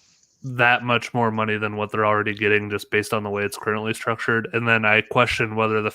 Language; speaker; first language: English; native; English